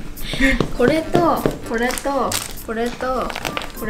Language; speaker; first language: Japanese; native; Japanese